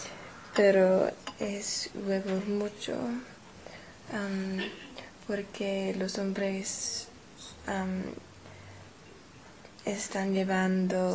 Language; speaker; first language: Spanish; non-native, learner; English